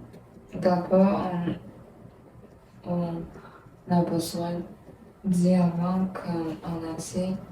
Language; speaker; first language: French; non-native, learner; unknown